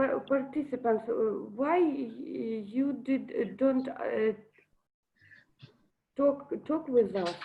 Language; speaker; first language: English; non-native, learner; Russian